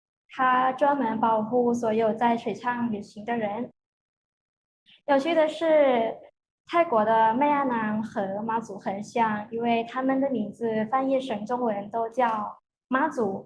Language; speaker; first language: Chinese; non-native, fluent; Thai